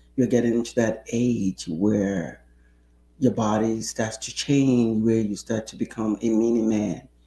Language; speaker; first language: English; non-native, local second language; Yoruba